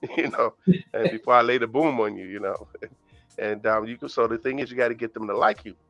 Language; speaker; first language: English; native; English